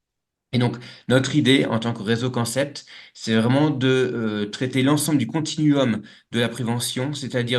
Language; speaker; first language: French; native; French